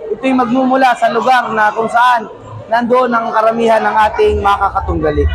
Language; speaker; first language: Filipino; native; Filipino